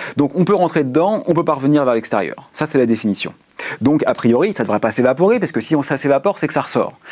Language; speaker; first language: French; native; French